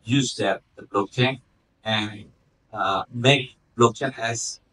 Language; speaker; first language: English; non-native, fluent; Indonesian